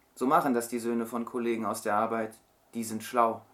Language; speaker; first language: German; early bilingual, other home language; Turkish